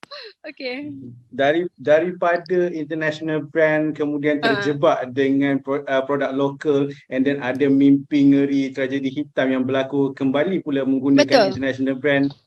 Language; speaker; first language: Malay; native; Malay